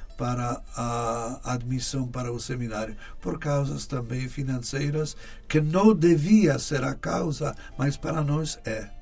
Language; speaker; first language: Portuguese; non-native, fluent; Polish